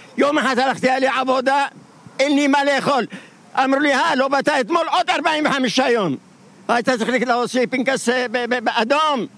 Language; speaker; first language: Hebrew; non-native, fluent; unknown